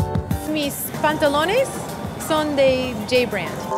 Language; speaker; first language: Spanish; non-native, learner; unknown